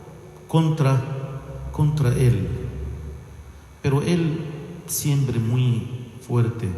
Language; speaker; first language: Spanish; non-native, fluent; Arabic